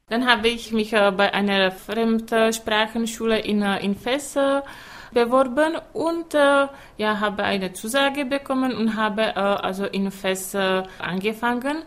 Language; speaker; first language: German; non-native, fluent; Czech